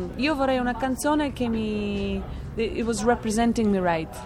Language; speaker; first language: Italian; non-native, learner; Albanian